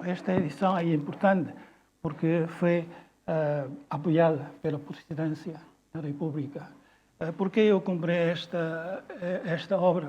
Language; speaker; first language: Portuguese; non-native, fluent; Chinese